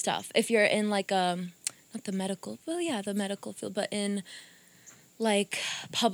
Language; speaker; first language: English; early bilingual, other home language; Portuguese